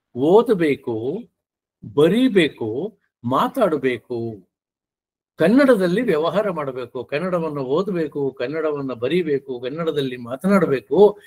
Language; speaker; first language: Kannada; non-native, local second language; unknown